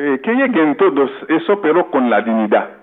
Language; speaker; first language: Spanish; non-native, local second language; Haitian Creole